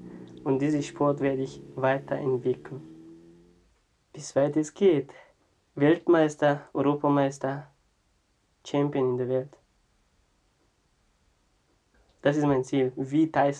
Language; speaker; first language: German; non-native, learner; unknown